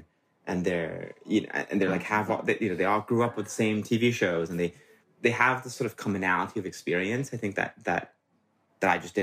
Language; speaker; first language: English; non-native, local second language; Cantonese